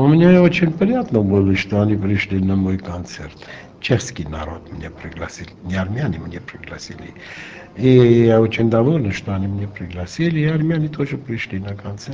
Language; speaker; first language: Russian; non-native, local second language; Armenian